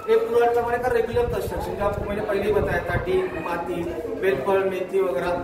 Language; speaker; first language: Hindi; non-native, local second language; Marathi